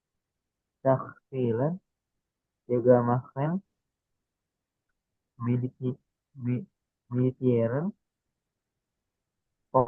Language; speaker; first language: German; non-native, learner; Indonesian